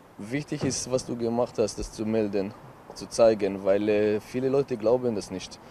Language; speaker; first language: German; non-native, fluent; Hebrew